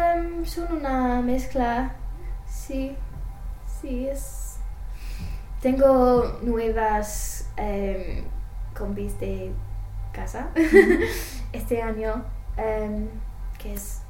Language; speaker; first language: Spanish; non-native, learner; English